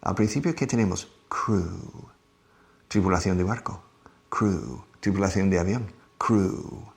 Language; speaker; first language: Spanish; non-native, fluent; English